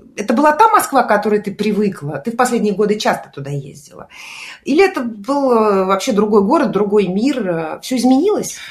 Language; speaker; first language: Russian; native; Russian